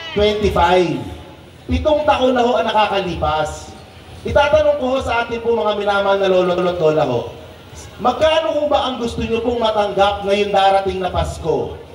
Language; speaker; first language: Filipino; native; Filipino